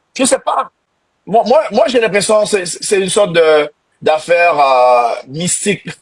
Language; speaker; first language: French; non-native, local second language; Haitian Creole